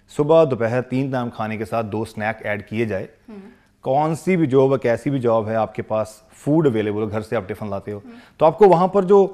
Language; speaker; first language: Hindi; non-native, local second language; Punjabi